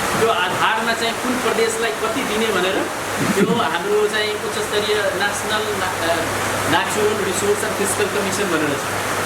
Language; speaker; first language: Nepali; non-native, local second language; Maithili